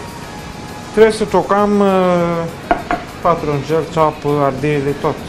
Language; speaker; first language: Romanian; non-native, learner; Turkish